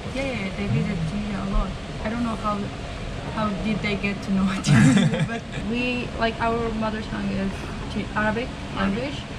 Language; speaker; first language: English; non-native, learner; Arabic